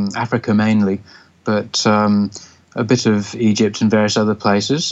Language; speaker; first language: English; native; English